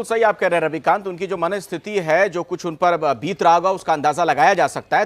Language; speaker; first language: Hindi; native; Hindi